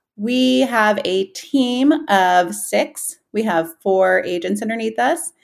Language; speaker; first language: English; native; English